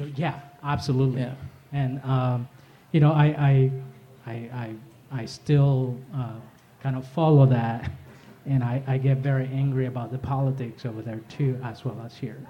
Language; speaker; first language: English; early bilingual, other home language; Spanish